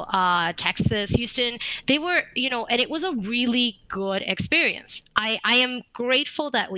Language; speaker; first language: English; non-native, fluent; Spanish